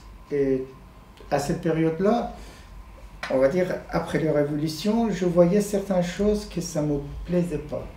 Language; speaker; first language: French; non-native, fluent; Persian